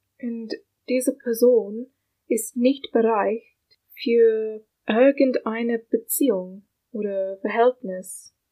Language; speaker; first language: German; non-native, learner; English